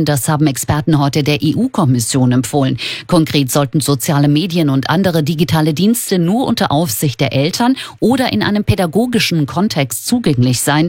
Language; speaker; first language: German; native; German